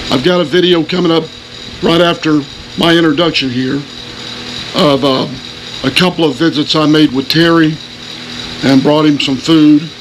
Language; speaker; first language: English; native; English